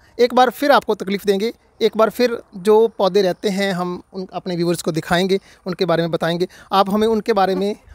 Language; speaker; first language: Hindi; non-native, local second language; Punjabi